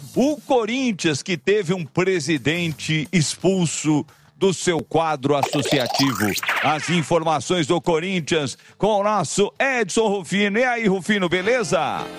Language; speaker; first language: Portuguese; native; Portuguese